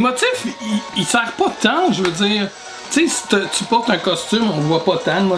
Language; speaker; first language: French; native; French